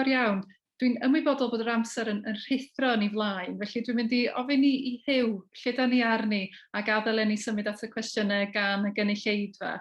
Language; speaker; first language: Welsh; native; Welsh